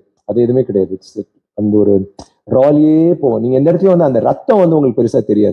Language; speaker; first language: Tamil; native; Tamil